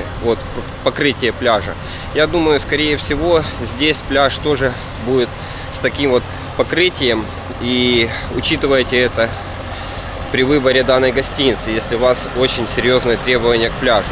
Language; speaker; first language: Russian; native; Russian